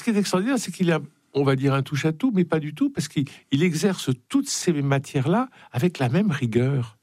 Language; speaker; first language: French; native; French